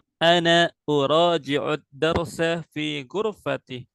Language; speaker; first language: Arabic; non-native, fluent; Indonesian